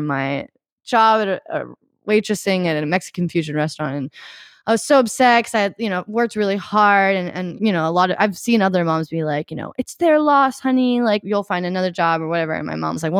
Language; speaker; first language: English; native; English